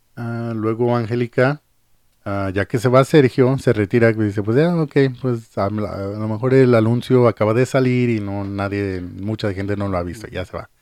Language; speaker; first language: Spanish; early bilingual, heritage; Spanish